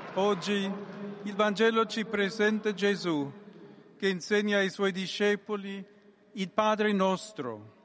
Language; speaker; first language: Italian; non-native, fluent; English